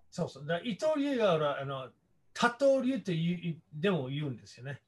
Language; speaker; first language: Japanese; non-native, fluent; English